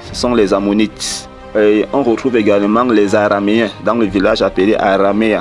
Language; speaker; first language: French; non-native, local second language; Kongo